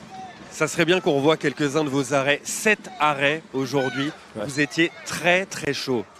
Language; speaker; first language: French; native; French